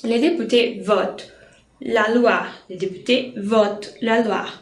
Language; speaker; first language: French; non-native, fluent; Portuguese